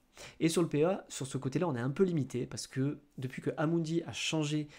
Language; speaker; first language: French; native; French